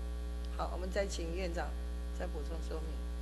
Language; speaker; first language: Chinese; native; Chinese